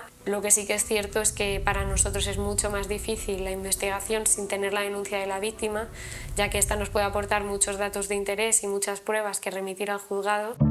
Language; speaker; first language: Spanish; native; Spanish